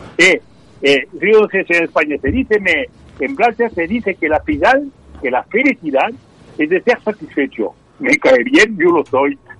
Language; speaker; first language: Spanish; non-native, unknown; French